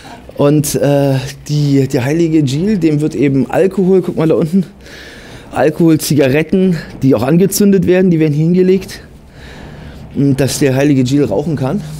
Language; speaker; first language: German; native; German